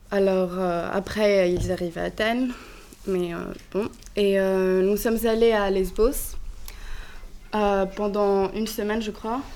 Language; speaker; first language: French; non-native, fluent; Greek